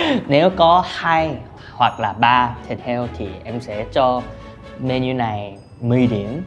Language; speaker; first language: Vietnamese; non-native, fluent; Korean